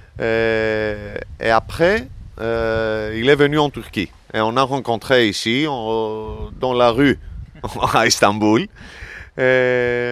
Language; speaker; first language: French; non-native, learner; Greek